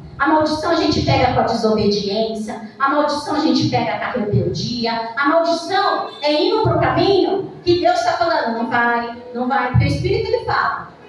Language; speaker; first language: Portuguese; native; Portuguese